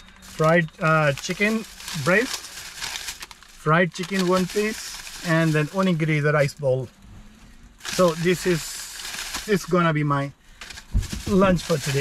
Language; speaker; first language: English; non-native, local second language; Urdu